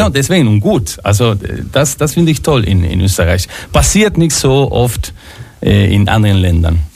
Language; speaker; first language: German; non-native, fluent; Spanish